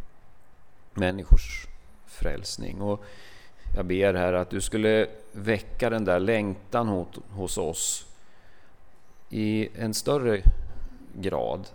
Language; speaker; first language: Swedish; native; Swedish